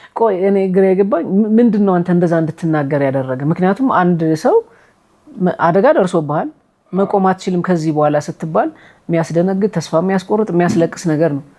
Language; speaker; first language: Amharic; native; Amharic